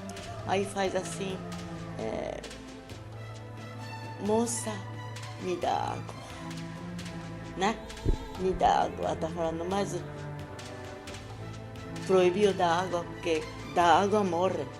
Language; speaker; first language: Portuguese; non-native, learner; Japanese